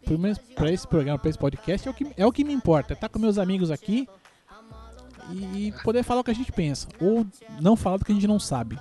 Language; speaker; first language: Portuguese; native; Portuguese